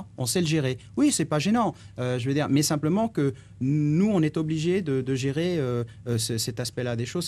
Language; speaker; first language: French; native; French